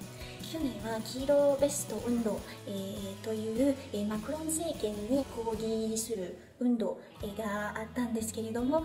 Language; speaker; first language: Japanese; non-native, fluent; French